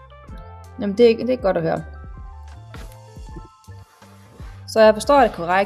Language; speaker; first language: Danish; native; Danish